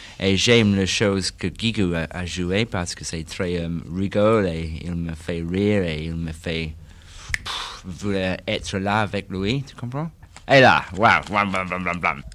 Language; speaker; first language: French; non-native, learner; English